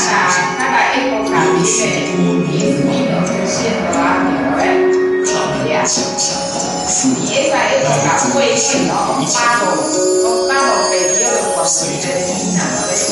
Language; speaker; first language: Spanish; non-native, learner; Chinese